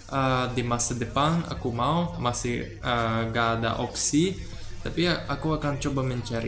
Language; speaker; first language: Indonesian; non-native, learner; Russian